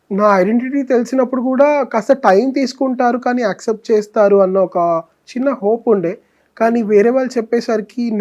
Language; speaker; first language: Telugu; native; Telugu